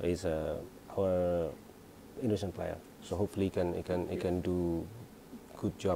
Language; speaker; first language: English; non-native, fluent; Indonesian